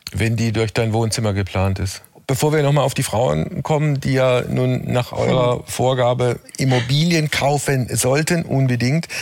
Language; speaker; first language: German; native; German